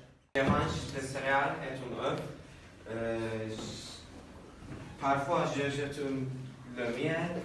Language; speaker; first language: French; non-native, learner; Turkish